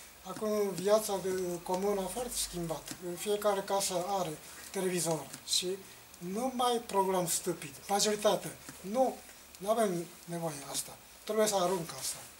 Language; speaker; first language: Romanian; non-native, learner; Japanese